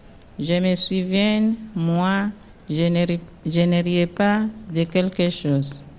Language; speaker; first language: French; non-native, learner; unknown